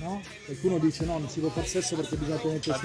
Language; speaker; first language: Italian; native; Italian